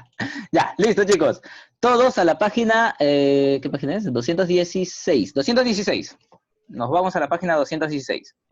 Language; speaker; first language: Spanish; native; Spanish